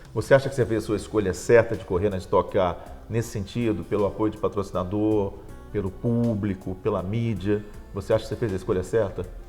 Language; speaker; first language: Portuguese; native; Portuguese